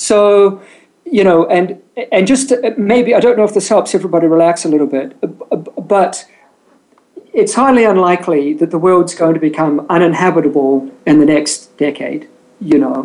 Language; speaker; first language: English; native; English